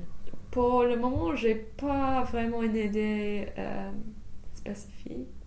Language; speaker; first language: French; non-native, fluent; English